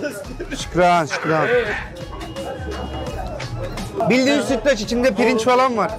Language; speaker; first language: Turkish; native; Turkish